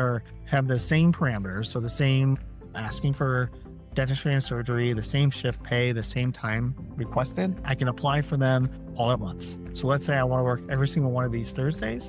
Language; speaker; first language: English; native; English